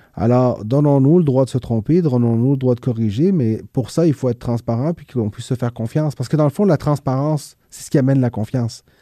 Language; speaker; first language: French; early bilingual, other home language; Spanish